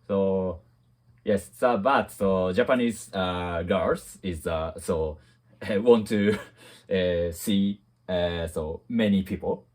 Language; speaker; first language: English; non-native, learner; Japanese